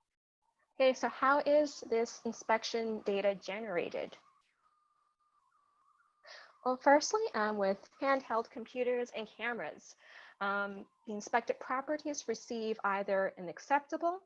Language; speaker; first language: English; native; English